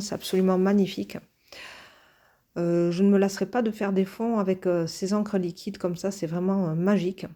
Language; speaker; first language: French; native; French